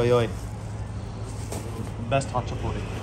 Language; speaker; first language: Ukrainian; non-native, learner; English